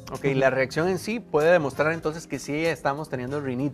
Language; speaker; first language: Spanish; native; Spanish